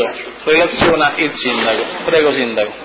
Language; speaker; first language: Italian; native; Italian